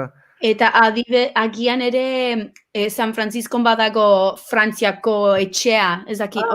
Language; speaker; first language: Basque; early bilingual, heritage; English